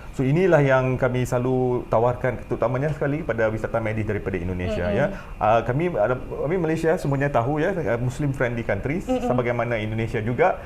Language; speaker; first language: Malay; native; Malay